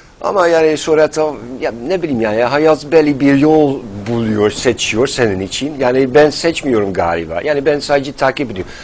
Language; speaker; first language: Turkish; non-native, fluent; Dutch